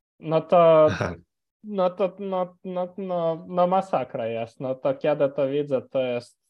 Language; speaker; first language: Polish; non-native, fluent; Ukrainian